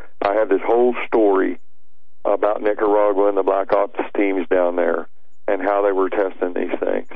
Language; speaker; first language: English; native; English